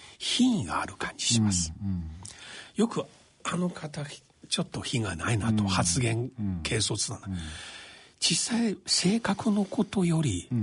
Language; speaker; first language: Japanese; non-native, fluent; Chinese